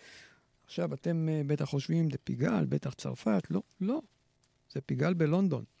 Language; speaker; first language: Hebrew; native; Hebrew